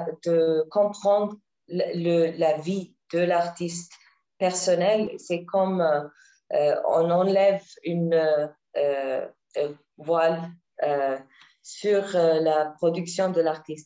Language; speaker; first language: French; non-native, learner; Arabic